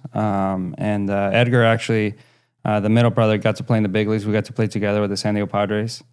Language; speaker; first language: English; early bilingual, other home language; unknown